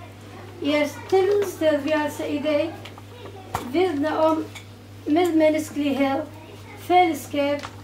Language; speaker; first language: Danish; non-native, fluent; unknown